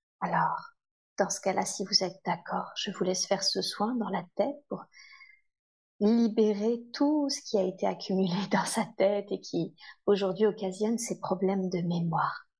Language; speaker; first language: French; native; French